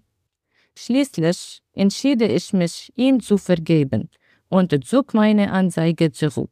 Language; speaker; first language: German; non-native, learner; Arabic